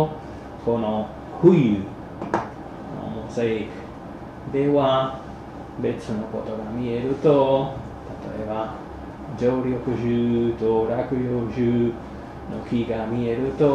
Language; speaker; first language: Japanese; non-native, fluent; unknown